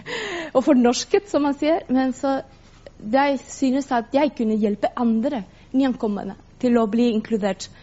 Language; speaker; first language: Norwegian; non-native, fluent; Spanish